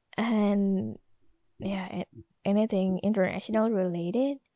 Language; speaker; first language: English; non-native, learner; Indonesian